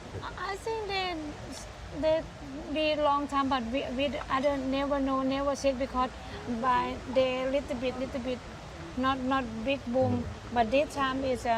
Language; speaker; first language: English; non-native, learner; Thai